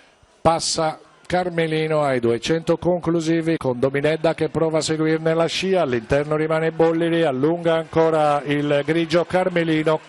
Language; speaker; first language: Italian; native; Italian